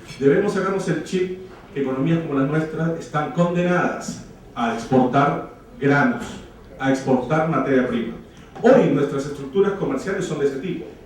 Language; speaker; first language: Spanish; native; Spanish